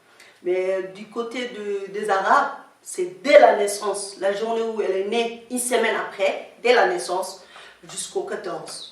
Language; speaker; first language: French; non-native, local second language; Somali